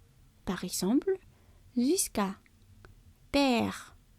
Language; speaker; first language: French; non-native, learner; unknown